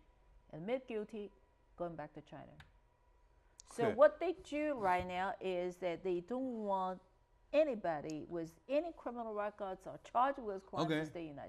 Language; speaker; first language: English; non-native, fluent; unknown